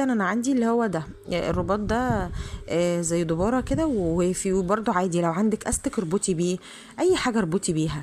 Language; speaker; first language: Arabic; native; Arabic